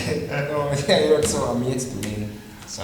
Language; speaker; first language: English; non-native, local second language; Bemba